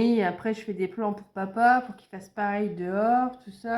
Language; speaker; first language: French; native; French